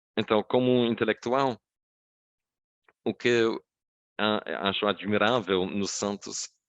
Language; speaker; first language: Portuguese; non-native, fluent; English